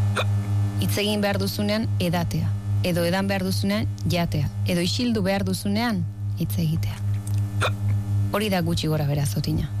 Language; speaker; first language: Basque; native; Basque